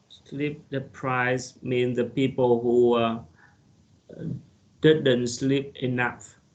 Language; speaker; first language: English; non-native, learner; Vietnamese